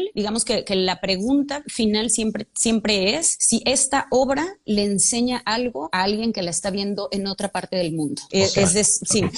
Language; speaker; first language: Spanish; native; Spanish